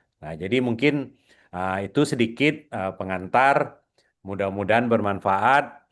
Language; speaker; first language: Indonesian; non-native, local second language; Minangkabau